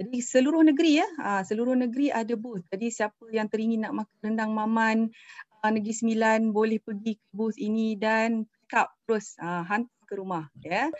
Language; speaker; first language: Malay; native; Malay